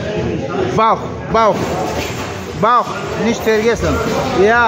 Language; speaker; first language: German; non-native, learner; Russian